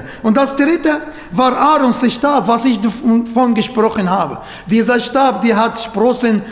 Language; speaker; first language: German; non-native, fluent; Arabic